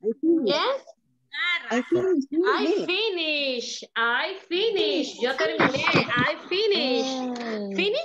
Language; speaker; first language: English; non-native, learner; Spanish